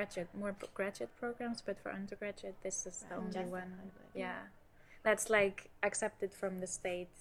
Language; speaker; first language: English; non-native, fluent; Icelandic